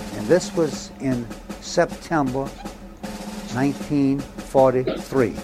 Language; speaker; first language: English; native; English